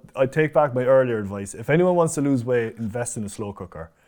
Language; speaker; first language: English; native; English